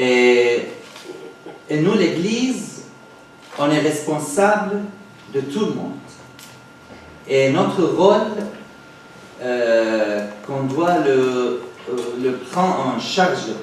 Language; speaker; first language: French; non-native, fluent; Arabic